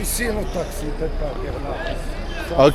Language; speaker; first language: French; non-native, learner; Arabic